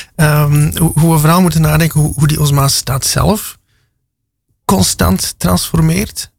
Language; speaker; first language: Dutch; native; Dutch